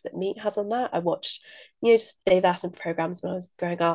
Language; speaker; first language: English; native; English